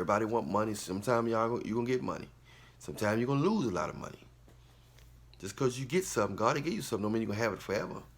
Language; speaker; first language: English; native; English